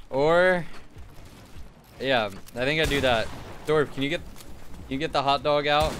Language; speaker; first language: English; native; English